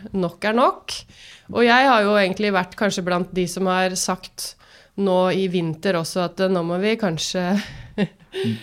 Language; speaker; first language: Norwegian; native; Norwegian